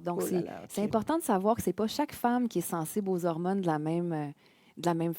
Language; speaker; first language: French; native; French